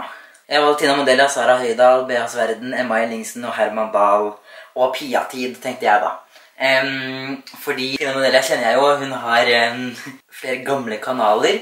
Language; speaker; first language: Norwegian; native; Norwegian